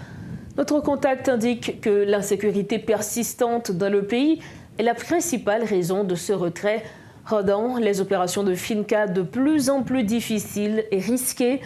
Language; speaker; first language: French; non-native, local second language; Haitian Creole